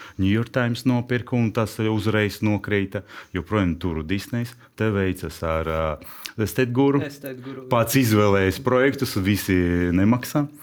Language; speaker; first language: Latvian; non-native, local second language; Russian